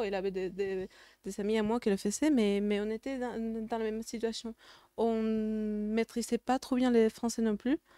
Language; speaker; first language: French; non-native, fluent; Spanish